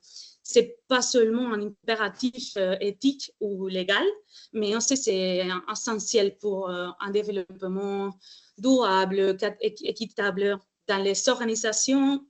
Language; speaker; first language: French; non-native, fluent; Spanish